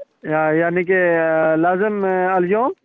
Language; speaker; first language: Arabic; non-native, learner; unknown